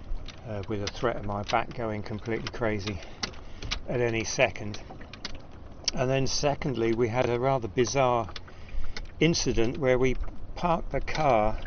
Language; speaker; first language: English; native; English